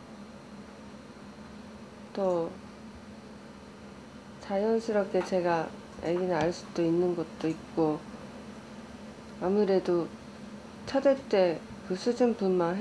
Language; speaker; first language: Korean; non-native, fluent; Japanese